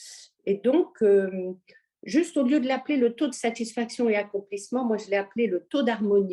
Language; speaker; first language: French; native; French